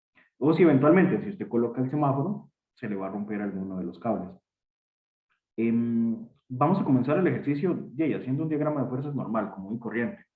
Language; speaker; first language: Spanish; native; Spanish